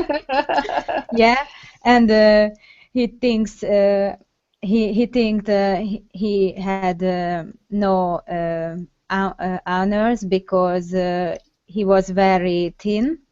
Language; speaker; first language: English; non-native, learner; Hungarian